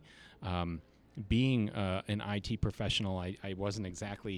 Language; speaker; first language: English; native; English